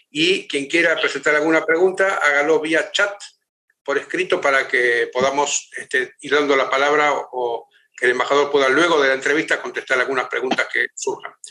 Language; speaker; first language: Spanish; native; Spanish